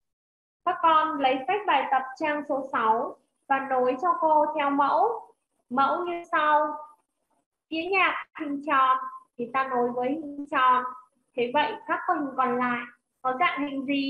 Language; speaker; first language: Vietnamese; native; Vietnamese